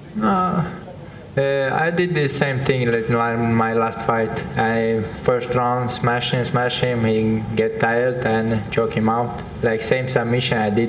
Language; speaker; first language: English; non-native, learner; Chechen